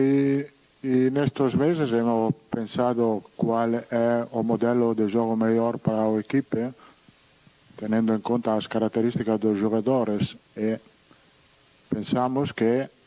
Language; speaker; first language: Portuguese; non-native, learner; Italian